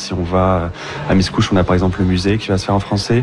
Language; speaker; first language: French; native; French